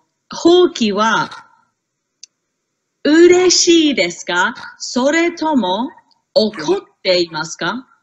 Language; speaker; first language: Japanese; non-native, fluent; English